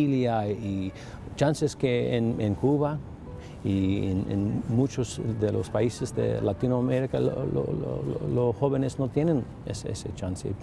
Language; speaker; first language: Spanish; early bilingual, heritage; Spanish